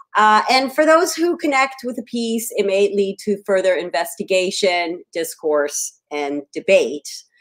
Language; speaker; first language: English; native; English